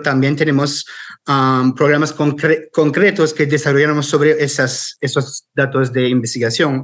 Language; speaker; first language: Spanish; non-native, fluent; French